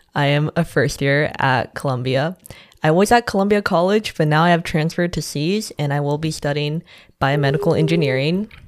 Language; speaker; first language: English; non-native, fluent; Chinese